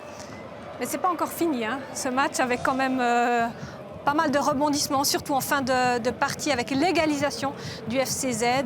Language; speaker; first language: French; native; French